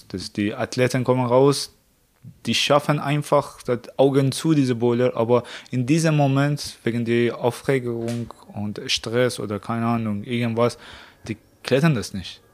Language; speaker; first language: German; non-native, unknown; Persian